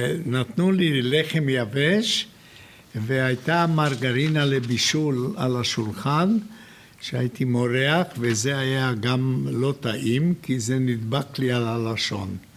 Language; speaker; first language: Hebrew; non-native, fluent; Hungarian